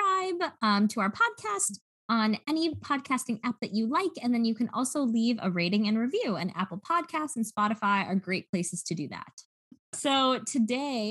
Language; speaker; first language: English; native; English